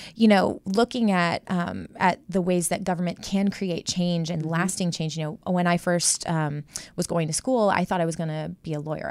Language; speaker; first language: English; native; English